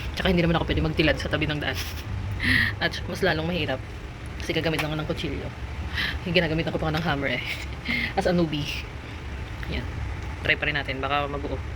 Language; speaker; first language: Filipino; non-native, local second language; Bikol